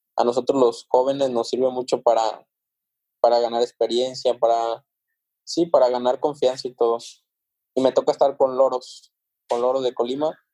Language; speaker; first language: Spanish; native; Spanish